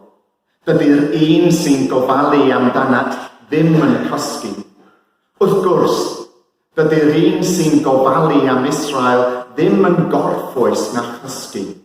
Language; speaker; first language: Welsh; non-native, fluent; English